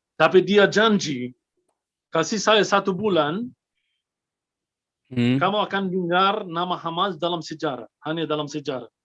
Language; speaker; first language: Indonesian; non-native, fluent; Arabic